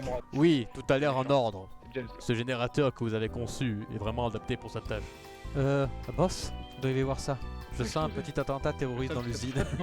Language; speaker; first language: French; native; French